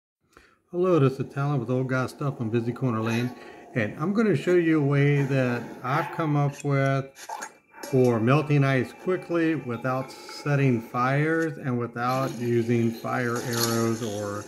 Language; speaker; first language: English; native; English